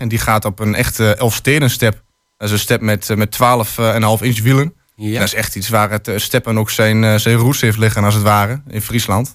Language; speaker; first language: Dutch; native; Dutch